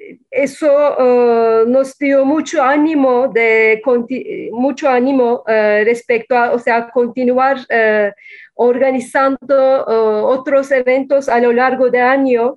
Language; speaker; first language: Spanish; non-native, fluent; Turkish